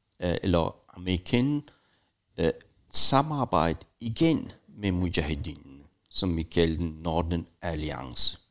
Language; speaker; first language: Danish; non-native, fluent; Persian